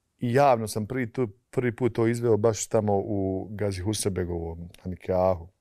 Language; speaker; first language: Bosnian; native; Bosnian